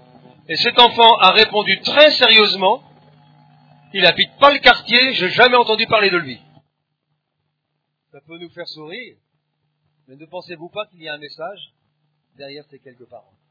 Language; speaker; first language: French; native; French